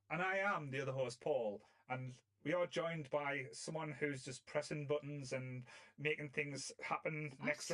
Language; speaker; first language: English; native; English